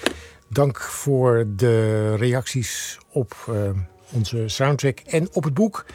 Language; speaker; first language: Dutch; native; Dutch